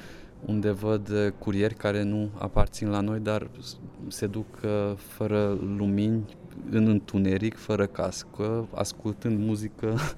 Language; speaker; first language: Romanian; non-native, local second language; Hungarian